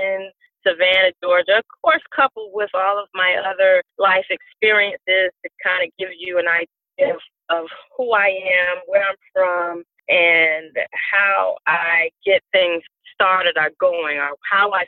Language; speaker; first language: English; native; English